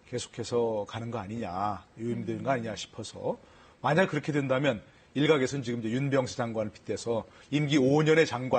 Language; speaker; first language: Korean; native; Korean